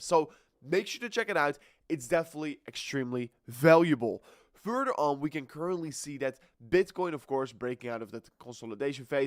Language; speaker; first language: English; non-native, fluent; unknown